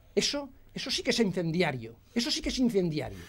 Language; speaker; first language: Spanish; non-native, local second language; Catalan